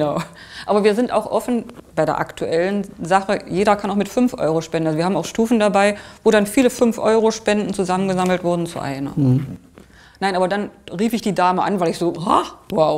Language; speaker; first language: German; native; German